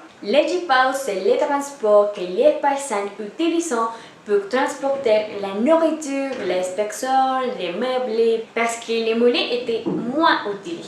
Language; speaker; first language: French; non-native, learner; Spanish